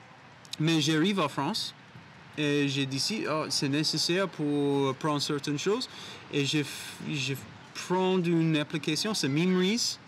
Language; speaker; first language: French; non-native, learner; English